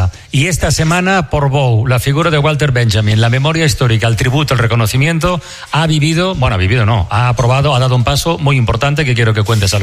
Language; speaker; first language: Spanish; native; Spanish